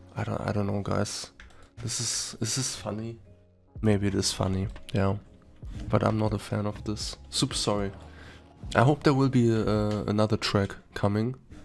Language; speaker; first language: English; non-native, fluent; German